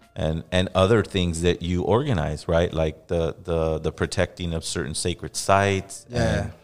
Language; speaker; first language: English; native; English